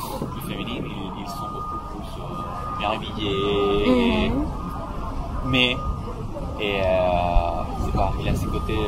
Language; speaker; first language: French; non-native, fluent; Spanish